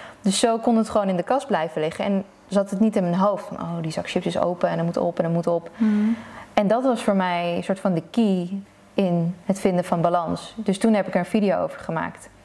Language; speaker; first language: Dutch; early bilingual, other home language; Persian